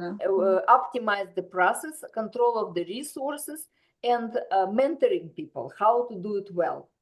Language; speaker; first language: English; non-native, fluent; Russian